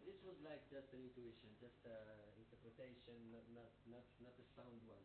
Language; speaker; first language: English; non-native, fluent; Hebrew